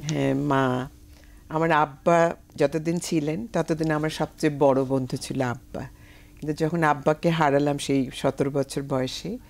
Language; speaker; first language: Bangla; native; Bangla